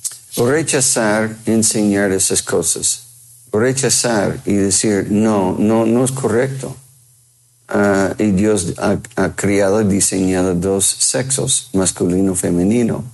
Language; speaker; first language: Spanish; non-native, fluent; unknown